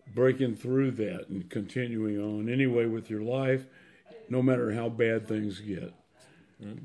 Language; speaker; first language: English; native; English